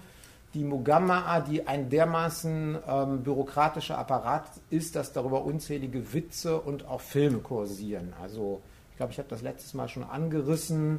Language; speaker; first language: German; native; German